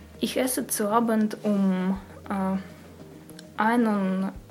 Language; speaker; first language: German; non-native, learner; Russian